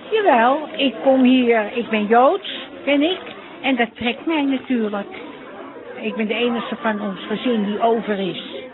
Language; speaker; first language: Dutch; native; Dutch